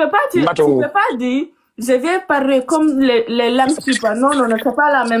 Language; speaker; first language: French; non-native, learner; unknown